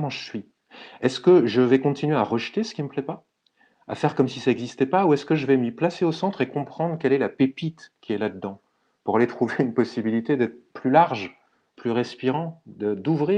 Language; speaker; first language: French; native; French